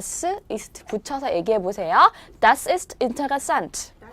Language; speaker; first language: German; non-native, fluent; Korean